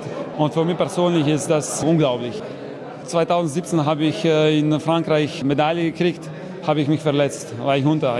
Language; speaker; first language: German; non-native, learner; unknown